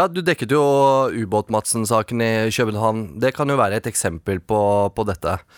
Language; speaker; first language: Norwegian; native; Norwegian